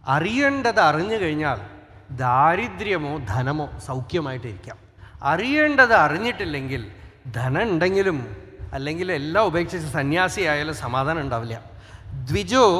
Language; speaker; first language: Malayalam; non-native, local second language; Tamil